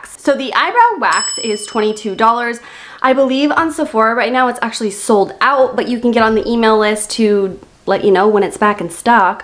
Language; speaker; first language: English; native; English